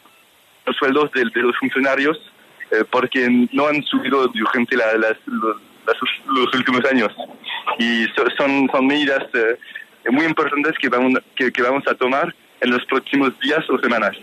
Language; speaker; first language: Spanish; non-native, fluent; French